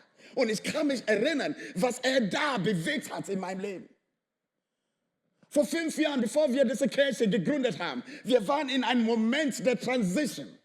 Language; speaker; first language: German; non-native, fluent; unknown